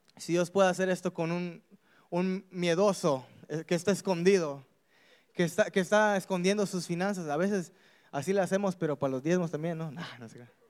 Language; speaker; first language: Spanish; early bilingual, heritage; Spanish